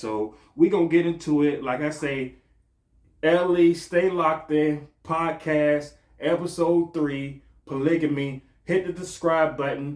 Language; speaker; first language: English; native; English